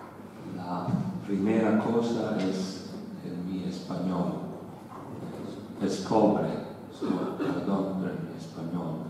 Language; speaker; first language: Spanish; non-native, learner; Italian